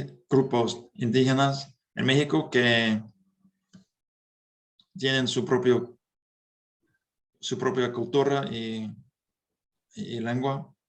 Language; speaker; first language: Spanish; non-native, learner; English